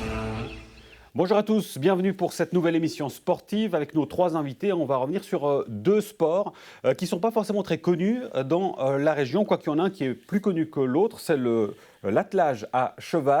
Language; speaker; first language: French; native; French